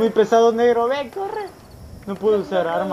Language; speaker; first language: Spanish; native; Spanish